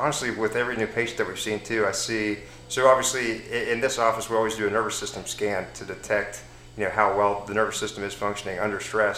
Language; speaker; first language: English; native; English